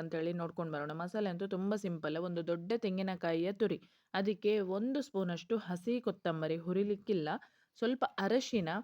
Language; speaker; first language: Kannada; non-native, local second language; Konkani